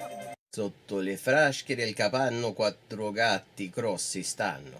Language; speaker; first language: Italian; non-native, fluent; English